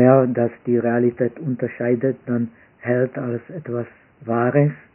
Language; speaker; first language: German; non-native, fluent; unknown